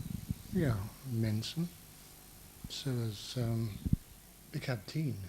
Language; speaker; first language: Dutch; non-native, learner; English